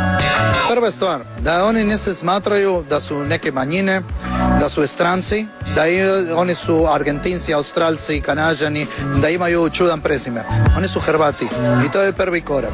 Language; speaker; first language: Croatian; non-native, learner; Spanish